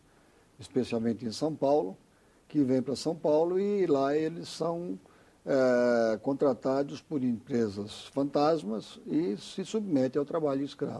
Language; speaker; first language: Portuguese; native; Portuguese